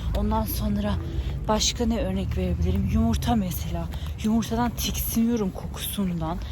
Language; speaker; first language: Turkish; early bilingual, heritage; Turkish